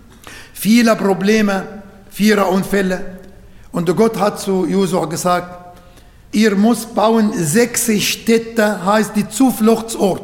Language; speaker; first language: German; non-native, learner; Arabic